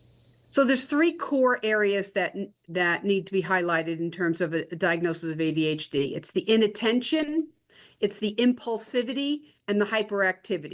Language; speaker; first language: English; native; English